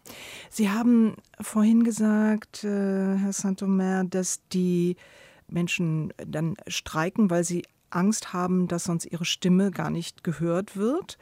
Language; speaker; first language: German; native; German